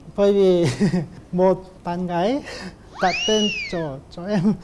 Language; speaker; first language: Vietnamese; non-native, fluent; Korean